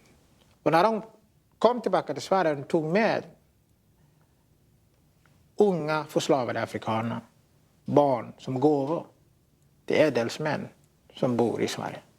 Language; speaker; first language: Swedish; non-native, fluent; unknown